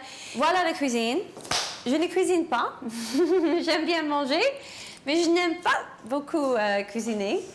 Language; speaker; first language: French; non-native, learner; English